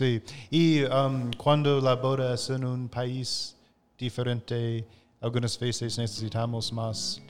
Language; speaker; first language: Spanish; non-native, fluent; English